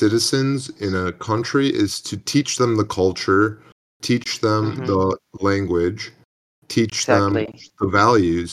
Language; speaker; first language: English; native; English